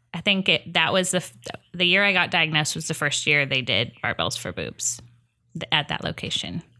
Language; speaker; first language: English; native; English